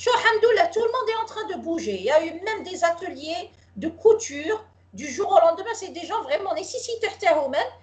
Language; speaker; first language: French; non-native, local second language; Arabic